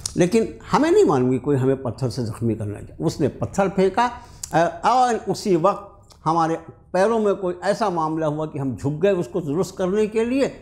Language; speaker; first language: Urdu; native; Urdu